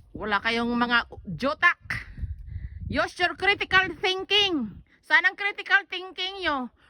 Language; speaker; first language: Filipino; non-native, local second language; Cebuano